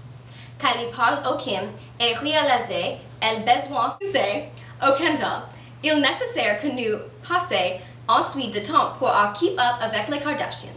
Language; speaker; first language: French; non-native, learner; English